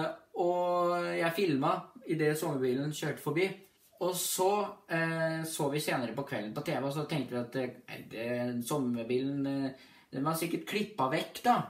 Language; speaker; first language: Norwegian; native; Norwegian